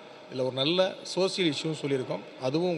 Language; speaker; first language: Tamil; native; Tamil